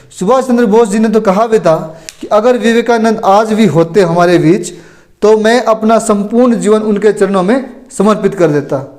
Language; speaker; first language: Hindi; native; Hindi